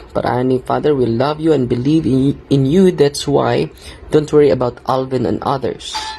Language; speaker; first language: English; non-native, local second language; Filipino